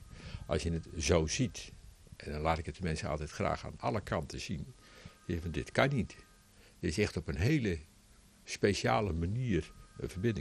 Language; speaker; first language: Dutch; native; Dutch